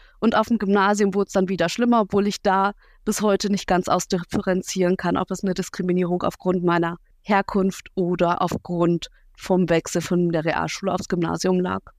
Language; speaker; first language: German; early bilingual, other home language; Russian